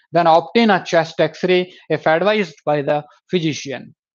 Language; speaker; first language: English; non-native, local second language; Hindi